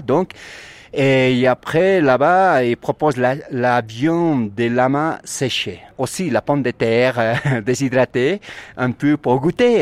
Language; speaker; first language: French; non-native, learner; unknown